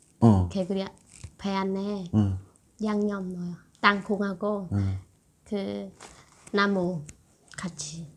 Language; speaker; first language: Korean; non-native, learner; Khmer